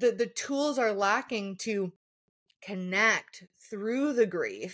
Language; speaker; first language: English; native; English